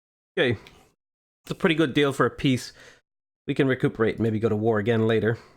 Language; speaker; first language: English; native; English